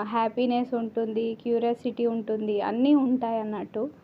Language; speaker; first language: Telugu; non-native, learner; Marathi